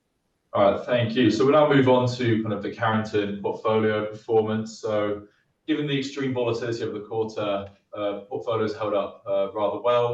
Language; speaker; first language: English; native; English